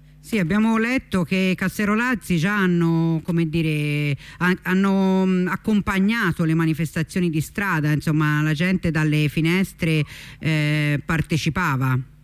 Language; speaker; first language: Italian; native; Italian